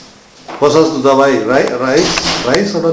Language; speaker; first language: German; non-native, fluent; Hindi